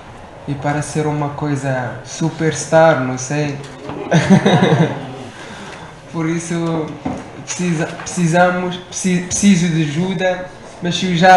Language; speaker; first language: Portuguese; non-native, learner; Arabic